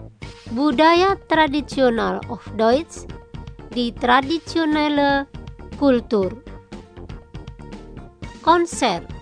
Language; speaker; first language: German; non-native, fluent; Indonesian